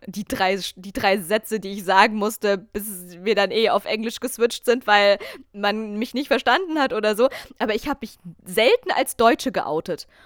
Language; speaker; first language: German; native; German